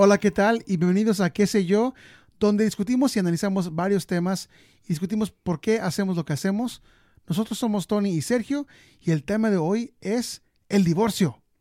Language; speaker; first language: Spanish; early bilingual, heritage; Spanish